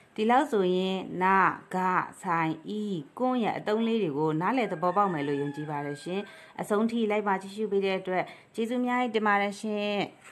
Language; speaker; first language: Burmese; non-native, local second language; Kachin